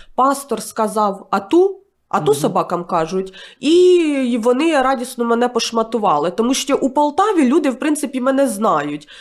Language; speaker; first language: Ukrainian; native; Ukrainian